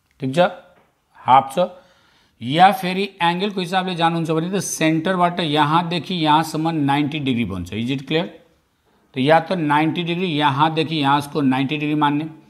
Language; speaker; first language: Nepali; non-native, local second language; Bhojpuri